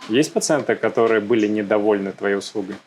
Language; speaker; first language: Russian; native; Russian